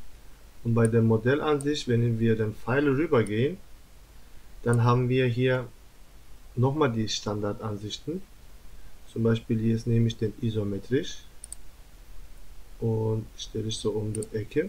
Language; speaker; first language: German; non-native, learner; Turkish